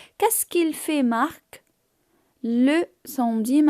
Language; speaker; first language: French; non-native, fluent; Arabic